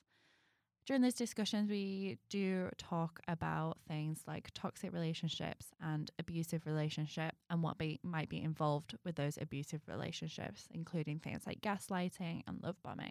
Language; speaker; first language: English; native; English